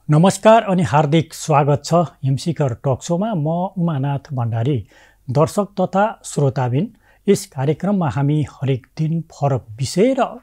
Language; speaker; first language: Nepali; native; Nepali